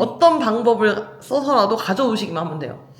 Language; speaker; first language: Korean; native; Korean